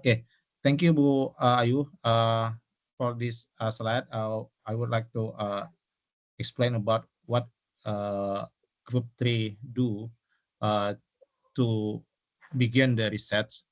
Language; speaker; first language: English; non-native, local second language; Indonesian